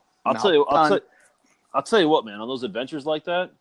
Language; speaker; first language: English; native; English